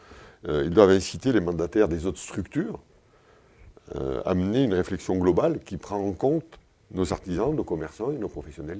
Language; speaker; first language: French; native; French